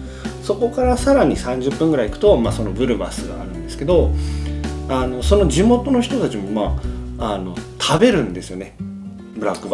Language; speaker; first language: Japanese; native; Japanese